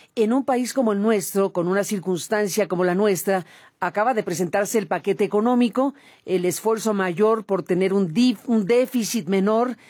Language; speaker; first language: Spanish; native; Spanish